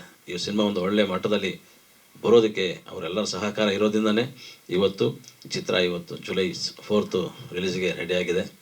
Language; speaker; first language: Kannada; native; Kannada